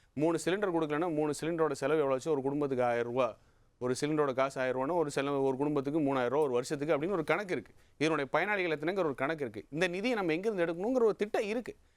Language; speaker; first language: Tamil; native; Tamil